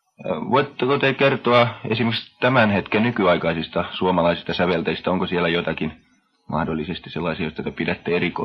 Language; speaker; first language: Finnish; native; Finnish